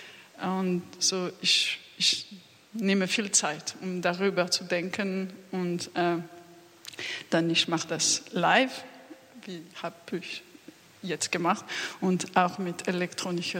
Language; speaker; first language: German; non-native, fluent; French